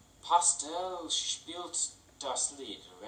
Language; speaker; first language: German; non-native, learner; English